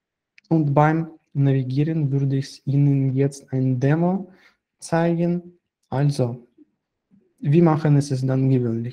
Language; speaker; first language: German; non-native, fluent; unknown